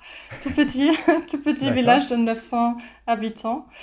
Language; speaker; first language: French; non-native, fluent; German